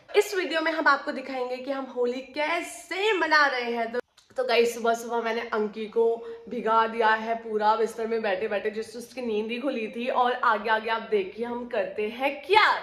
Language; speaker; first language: Hindi; native; Hindi